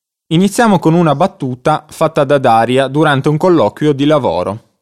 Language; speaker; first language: Italian; native; Italian